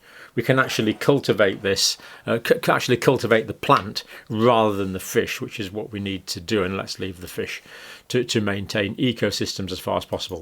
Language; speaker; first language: English; native; English